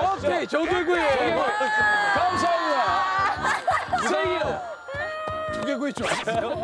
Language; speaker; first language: Korean; native; Korean